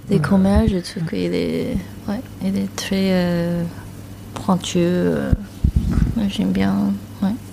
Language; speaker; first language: French; non-native, fluent; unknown